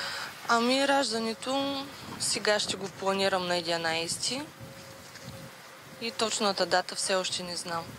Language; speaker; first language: Bulgarian; native; Bulgarian